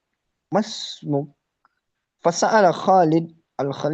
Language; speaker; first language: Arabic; non-native, learner; Indonesian